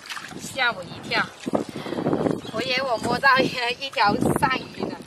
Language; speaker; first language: Chinese; native; Chinese